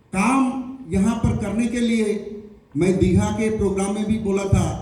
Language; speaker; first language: Hindi; non-native, local second language; Bangla